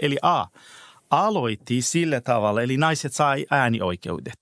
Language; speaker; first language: Finnish; non-native, fluent; Persian